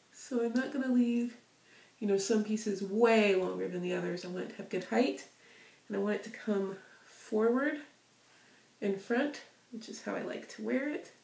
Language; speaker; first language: English; native; English